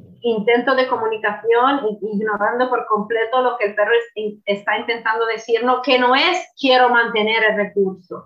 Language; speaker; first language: Spanish; non-native, fluent; Italian